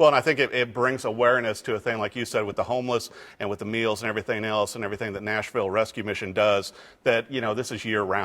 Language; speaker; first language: English; native; English